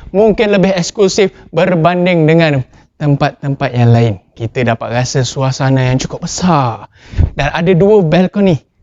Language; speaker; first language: Malay; native; Malay